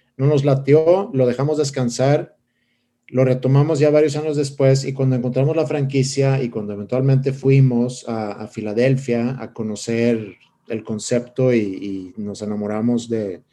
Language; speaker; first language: Spanish; non-native, fluent; Swedish